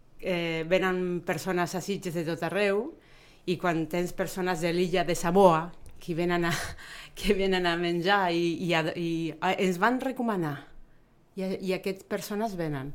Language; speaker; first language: Catalan; non-native, fluent; Spanish